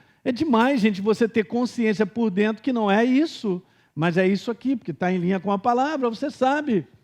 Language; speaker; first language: Portuguese; native; Portuguese